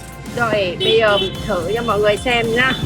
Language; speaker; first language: Vietnamese; native; Vietnamese